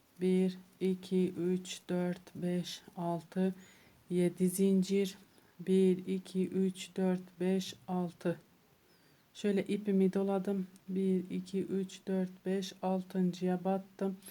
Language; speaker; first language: Turkish; native; Turkish